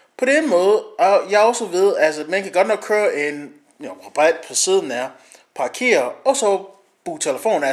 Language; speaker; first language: Danish; non-native, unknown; English